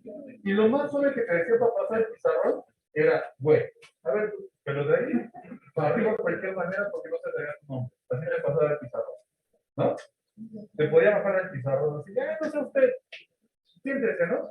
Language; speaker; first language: Spanish; native; Spanish